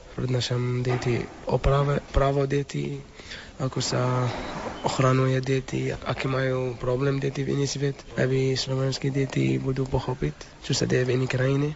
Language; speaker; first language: Slovak; non-native, learner; Arabic